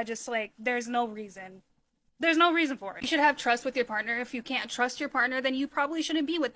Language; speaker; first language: English; native; English